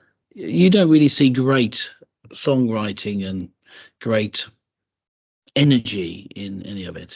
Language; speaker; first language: English; native; English